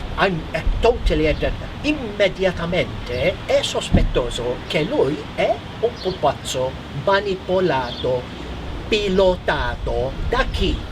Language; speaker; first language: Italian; non-native, fluent; Maltese